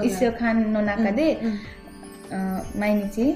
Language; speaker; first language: Japanese; non-native, learner; Nepali